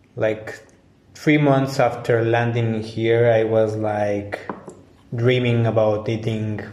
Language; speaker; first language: English; non-native, fluent; Spanish